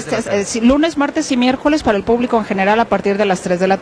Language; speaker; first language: Spanish; native; Spanish